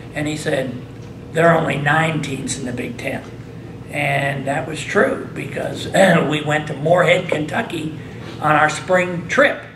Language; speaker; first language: English; native; English